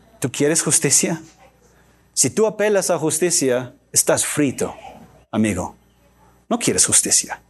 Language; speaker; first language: Spanish; non-native, fluent; English